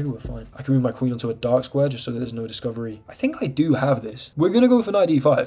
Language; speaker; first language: English; native; English